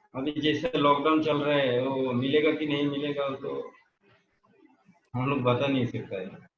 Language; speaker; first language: Hindi; non-native, local second language; Bangla